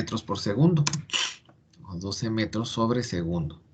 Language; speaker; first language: Spanish; native; Spanish